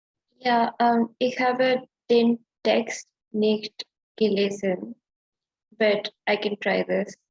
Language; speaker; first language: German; non-native, learner; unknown